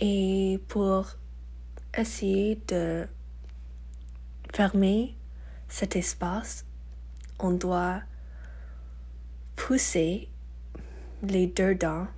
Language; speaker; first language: French; non-native, learner; English